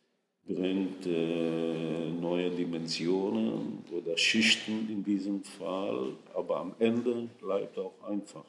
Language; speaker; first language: German; non-native, fluent; Hebrew